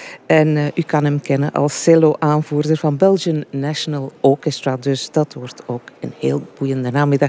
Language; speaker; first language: Dutch; native; Dutch